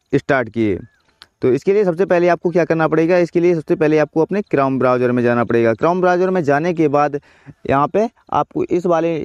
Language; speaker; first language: Hindi; native; Hindi